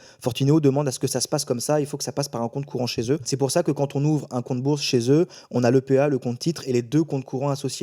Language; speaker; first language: French; native; French